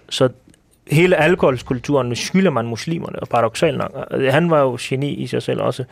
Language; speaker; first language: Danish; early bilingual, other home language; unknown